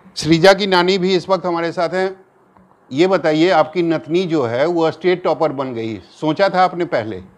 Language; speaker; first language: Hindi; native; Hindi